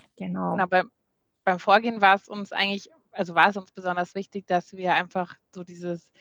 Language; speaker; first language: German; native; German